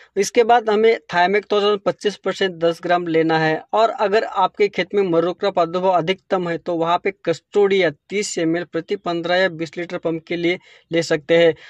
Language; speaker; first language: Hindi; non-native, local second language; Marathi